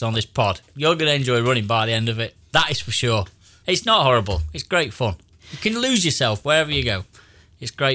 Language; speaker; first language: English; native; English